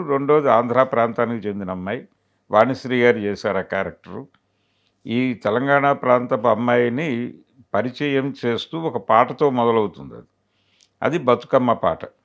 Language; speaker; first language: Telugu; native; Telugu